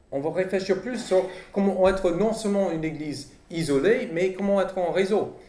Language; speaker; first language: French; non-native, fluent; English